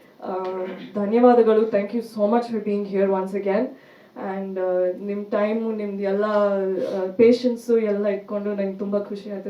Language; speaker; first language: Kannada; early bilingual, heritage; Kannada